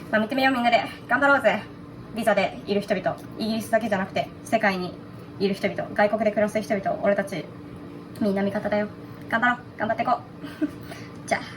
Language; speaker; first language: Japanese; native; Japanese